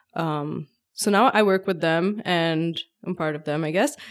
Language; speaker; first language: English; non-native, local second language; Urdu